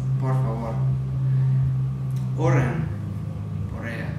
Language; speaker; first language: Spanish; non-native, learner; English